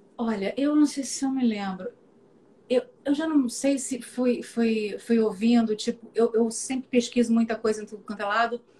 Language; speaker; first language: Portuguese; native; Portuguese